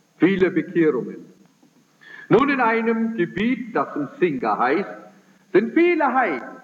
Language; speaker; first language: German; early bilingual, heritage; German